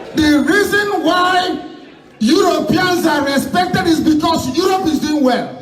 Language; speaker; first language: English; non-native, local second language; Igbo